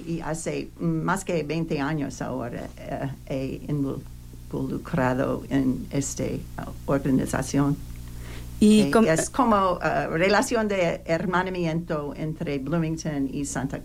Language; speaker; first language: Spanish; non-native, learner; English